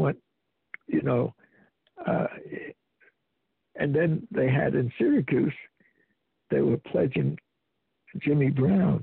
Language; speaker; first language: English; native; English